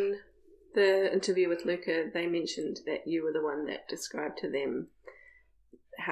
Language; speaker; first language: English; native; English